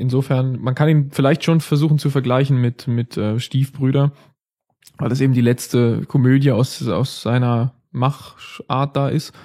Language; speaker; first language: German; native; German